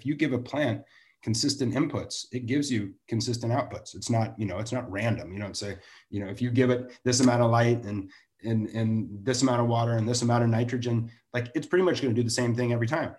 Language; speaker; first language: English; native; English